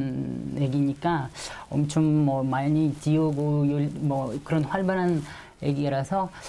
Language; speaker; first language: Korean; non-native, learner; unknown